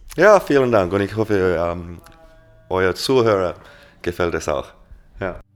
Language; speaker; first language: German; non-native, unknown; English